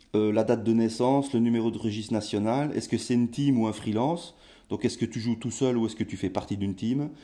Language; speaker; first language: French; native; French